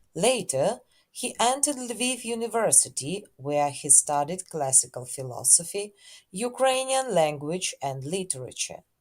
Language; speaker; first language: English; non-native, fluent; Ukrainian